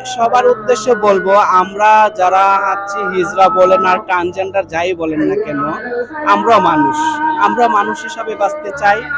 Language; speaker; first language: Bangla; native; Bangla